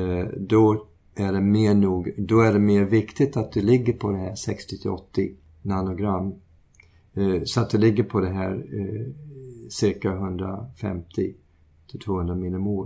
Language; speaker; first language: Swedish; early bilingual, heritage; Swedish